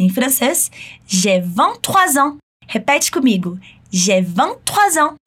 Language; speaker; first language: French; non-native, fluent; Portuguese